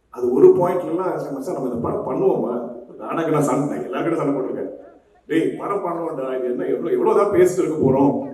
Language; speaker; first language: Tamil; non-native, local second language; Malayalam